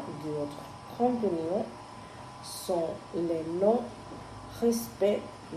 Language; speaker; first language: French; non-native, learner; Spanish